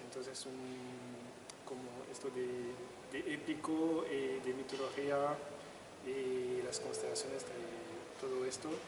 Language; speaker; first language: Spanish; non-native, learner; French